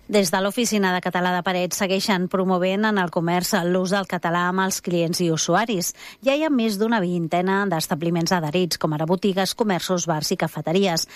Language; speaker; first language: Catalan; native; Catalan